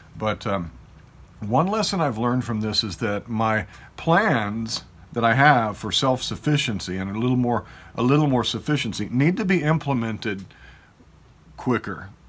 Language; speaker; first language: English; native; English